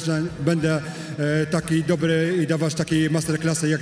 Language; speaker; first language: Polish; non-native, learner; French